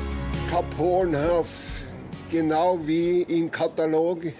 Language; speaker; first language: German; non-native, fluent; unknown